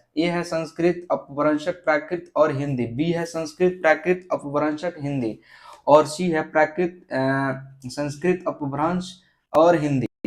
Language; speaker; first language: Hindi; native; Hindi